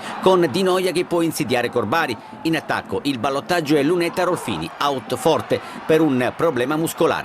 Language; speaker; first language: Italian; native; Italian